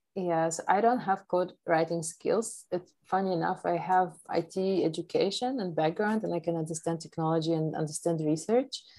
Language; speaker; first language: English; non-native, fluent; Polish